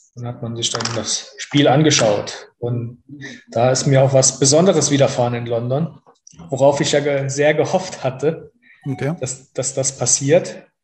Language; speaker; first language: German; native; German